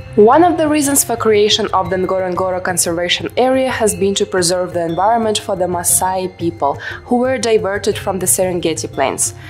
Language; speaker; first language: English; non-native, fluent; Russian